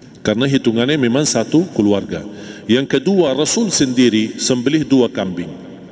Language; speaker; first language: Malay; non-native, fluent; Arabic